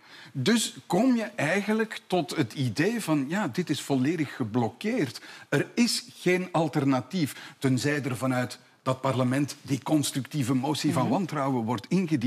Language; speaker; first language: Dutch; native; Dutch